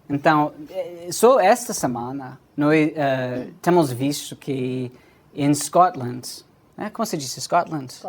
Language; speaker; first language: Portuguese; non-native, fluent; English